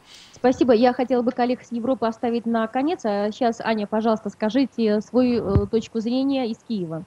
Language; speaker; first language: Russian; native; Russian